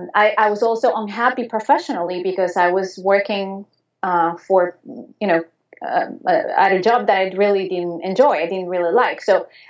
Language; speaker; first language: English; non-native, fluent; Spanish